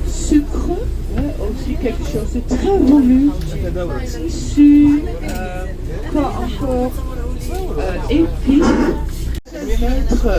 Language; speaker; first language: French; non-native, fluent; Dutch